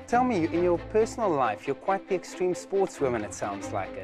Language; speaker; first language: English; non-native, local second language; Afrikaans